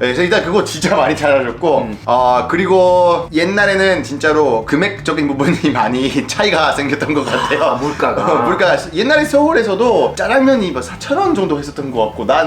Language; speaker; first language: Korean; non-native, fluent; French